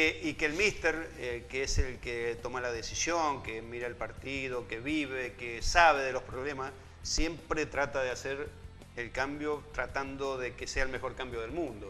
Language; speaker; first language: Spanish; native; Spanish